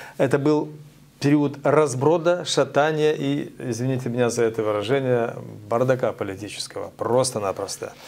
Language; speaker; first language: Russian; non-native, local second language; Romanian